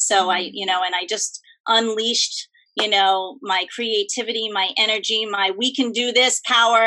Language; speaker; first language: English; native; English